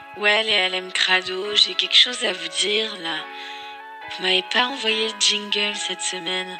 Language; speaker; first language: French; native; French